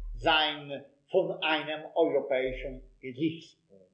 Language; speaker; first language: German; non-native, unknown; Italian